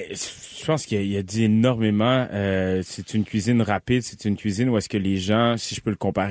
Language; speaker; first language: French; native; French